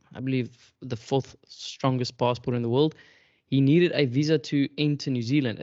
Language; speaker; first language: English; non-native, local second language; Afrikaans